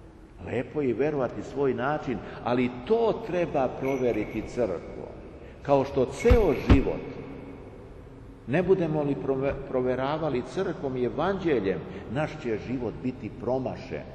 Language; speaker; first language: Serbian; native; Serbian